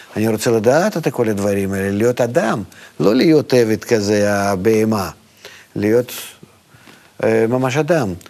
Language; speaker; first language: Hebrew; non-native, fluent; Russian